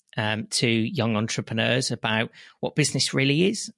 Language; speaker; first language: English; native; English